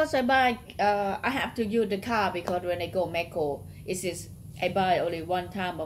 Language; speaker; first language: English; non-native, learner; Thai